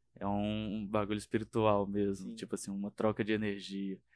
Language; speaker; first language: Portuguese; native; Portuguese